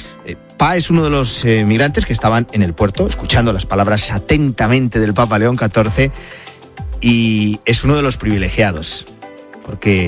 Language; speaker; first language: Spanish; native; Spanish